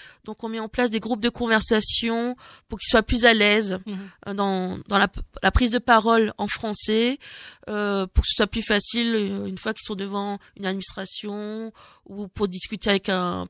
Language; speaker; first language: French; native; French